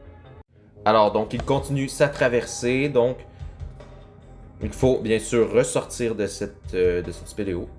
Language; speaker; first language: French; native; French